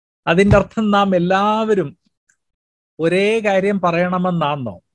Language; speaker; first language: Malayalam; native; Malayalam